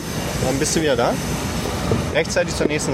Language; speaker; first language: German; native; German